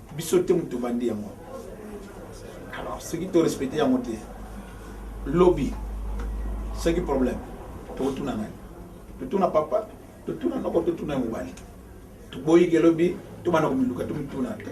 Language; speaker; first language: Lingala; non-native, local second language; Kituba (Democratic Republic of Congo)